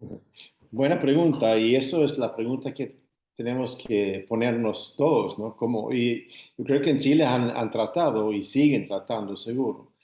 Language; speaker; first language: Spanish; non-native, fluent; Swedish